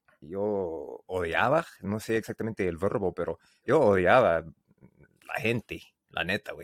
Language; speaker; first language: Spanish; non-native, learner; English